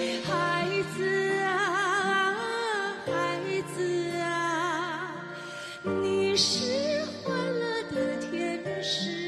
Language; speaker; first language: Chinese; native; Chinese